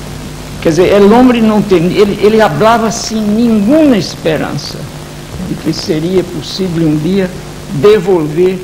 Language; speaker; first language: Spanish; non-native, fluent; Portuguese